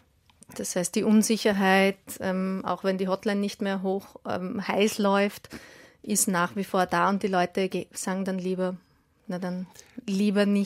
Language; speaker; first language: German; native; German